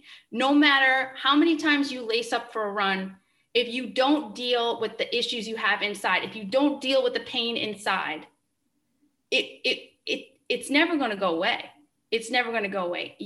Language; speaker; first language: English; native; English